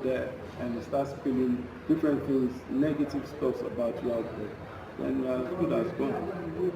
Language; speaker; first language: English; non-native, local second language; Yoruba